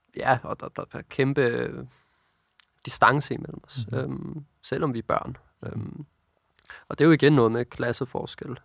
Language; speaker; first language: Danish; early bilingual, other home language; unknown